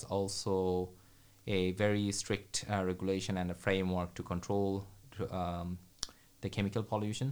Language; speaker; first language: English; non-native, local second language; Bangla